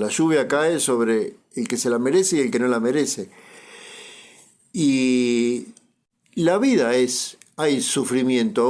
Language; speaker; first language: Spanish; native; Spanish